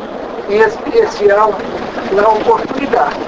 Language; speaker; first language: Spanish; non-native, learner; Portuguese